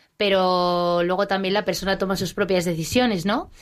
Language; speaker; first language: Spanish; native; Spanish